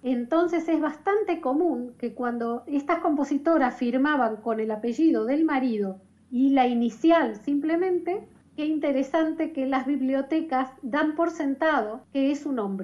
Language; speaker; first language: Spanish; native; Spanish